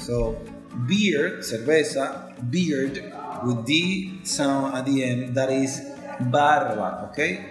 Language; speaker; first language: English; non-native, fluent; Spanish